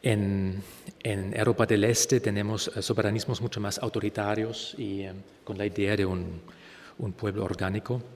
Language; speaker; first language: Spanish; non-native, fluent; German